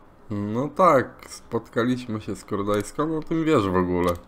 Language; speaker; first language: Polish; native; Polish